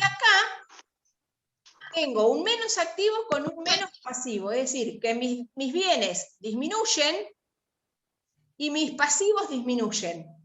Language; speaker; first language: Spanish; native; Spanish